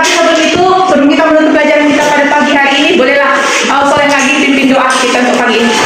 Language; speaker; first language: Indonesian; native; Indonesian